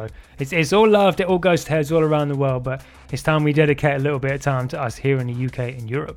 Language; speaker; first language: English; native; English